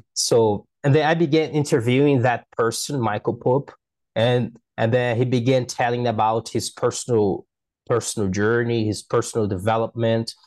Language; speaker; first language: English; non-native, fluent; Portuguese